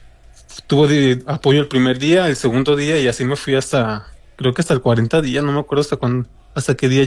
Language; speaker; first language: Spanish; native; Spanish